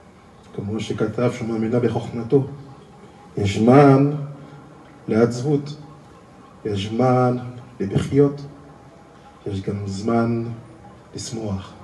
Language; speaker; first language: Hebrew; non-native, learner; French